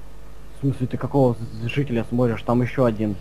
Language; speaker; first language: Russian; native; Russian